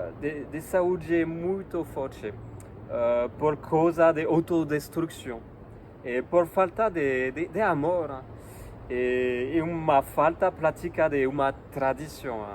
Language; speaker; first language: Portuguese; non-native, learner; French